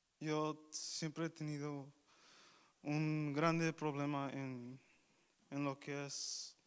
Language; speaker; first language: Spanish; early bilingual, heritage; Spanish